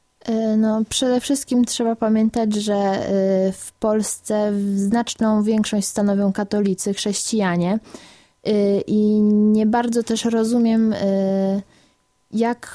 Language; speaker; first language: Polish; native; Polish